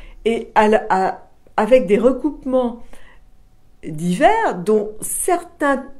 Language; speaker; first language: French; native; French